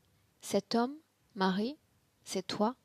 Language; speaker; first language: French; native; French